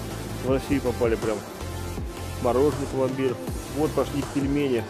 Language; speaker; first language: Russian; native; Russian